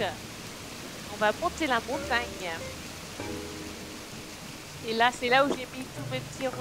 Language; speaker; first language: French; non-native, fluent; English